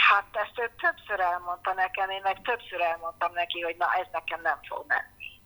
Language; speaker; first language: Hungarian; early bilingual, heritage; Hungarian